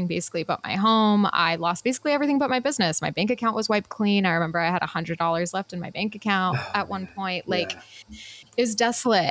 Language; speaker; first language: English; native; English